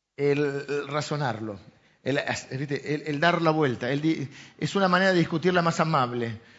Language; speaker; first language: Spanish; native; Spanish